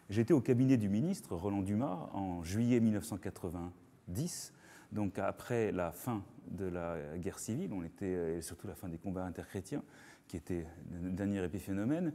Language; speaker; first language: French; native; French